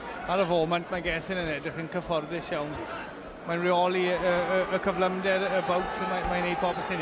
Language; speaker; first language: Welsh; non-native, local second language; English